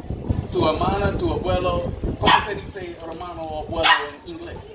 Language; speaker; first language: Spanish; non-native, learner; English